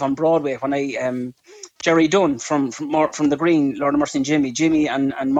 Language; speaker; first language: English; native; English